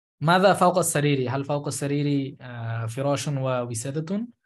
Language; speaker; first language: Arabic; non-native, fluent; Bangla